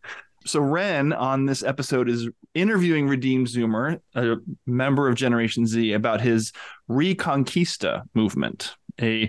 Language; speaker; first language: English; native; English